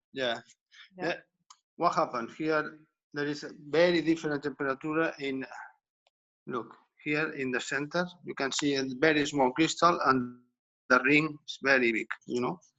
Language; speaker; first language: English; non-native, learner; Spanish